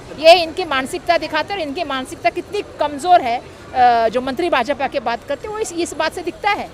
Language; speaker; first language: Hindi; non-native, local second language; Marathi